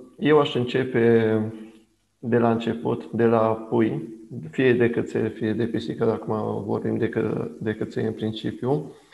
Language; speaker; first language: Romanian; non-native, local second language; Hungarian